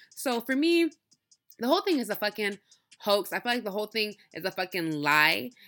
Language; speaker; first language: English; early bilingual, other home language; Yoruba